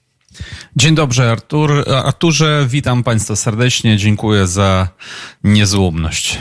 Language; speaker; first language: Polish; non-native, fluent; Ukrainian